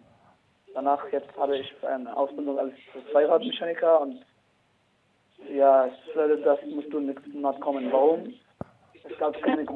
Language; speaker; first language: German; non-native, learner; Arabic